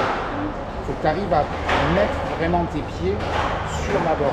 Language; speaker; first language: French; native; French